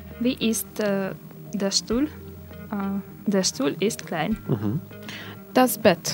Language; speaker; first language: German; non-native, learner; Russian